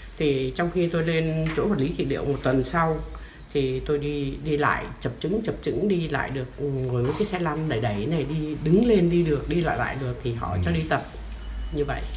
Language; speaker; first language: Vietnamese; non-native, local second language; Tày